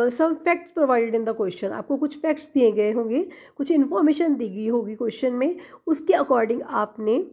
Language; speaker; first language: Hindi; non-native, local second language; Punjabi